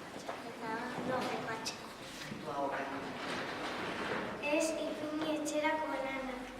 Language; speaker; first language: Basque; non-native, local second language; Spanish